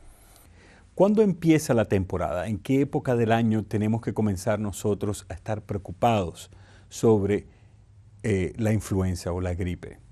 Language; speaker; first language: Spanish; native; Spanish